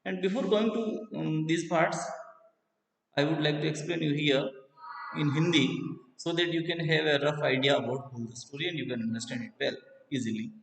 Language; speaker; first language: English; non-native, local second language; Hindi